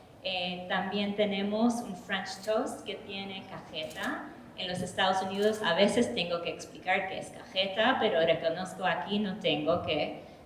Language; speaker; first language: Spanish; early bilingual, heritage; English